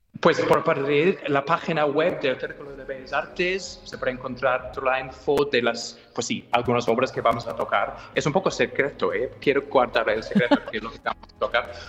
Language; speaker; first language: Spanish; non-native, fluent; English